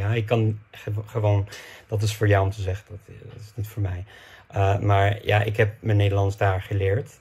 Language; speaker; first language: Dutch; non-native, fluent; English